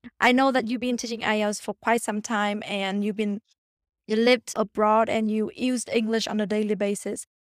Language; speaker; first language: English; non-native, fluent; Vietnamese